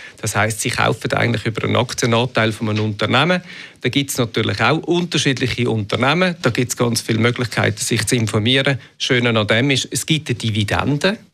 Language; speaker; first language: German; native; German